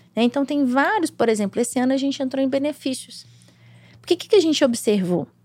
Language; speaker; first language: Portuguese; native; Portuguese